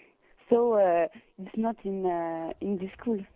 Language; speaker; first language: English; non-native, learner; French